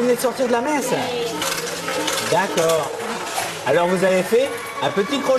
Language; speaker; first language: French; native; French